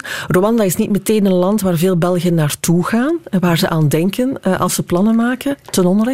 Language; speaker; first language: Dutch; native; Dutch